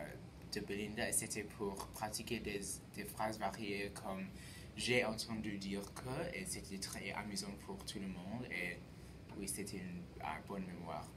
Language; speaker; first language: French; non-native, fluent; English